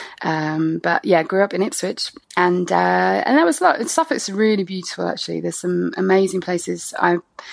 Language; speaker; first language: English; native; English